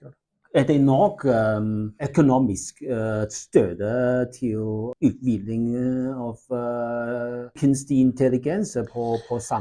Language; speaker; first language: Norwegian; non-native, learner; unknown